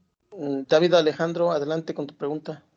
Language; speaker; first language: Spanish; native; Spanish